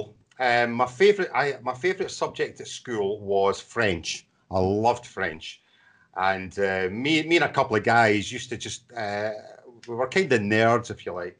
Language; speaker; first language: English; native; English